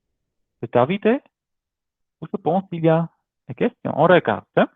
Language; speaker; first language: French; non-native, learner; German